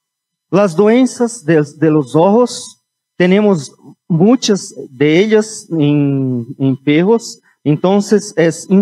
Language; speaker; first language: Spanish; non-native, fluent; Portuguese